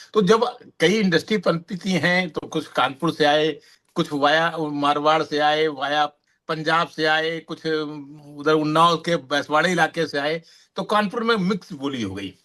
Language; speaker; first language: Hindi; native; Hindi